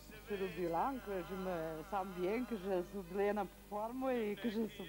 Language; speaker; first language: French; non-native, learner; Serbian